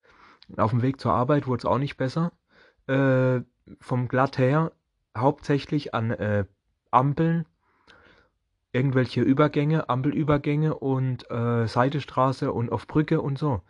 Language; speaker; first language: German; native; German